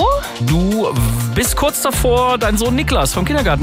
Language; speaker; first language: German; native; German